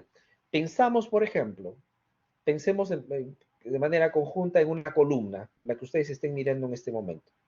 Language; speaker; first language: Spanish; native; Spanish